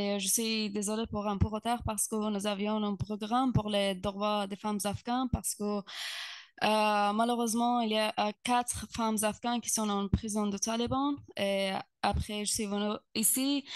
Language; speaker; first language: French; non-native, learner; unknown